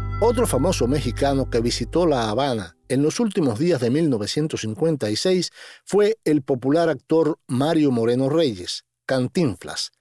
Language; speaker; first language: Spanish; native; Spanish